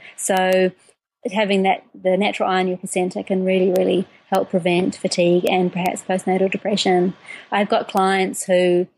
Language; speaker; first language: English; native; English